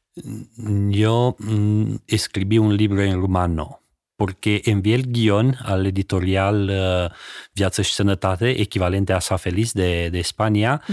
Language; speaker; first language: Spanish; non-native, fluent; Romanian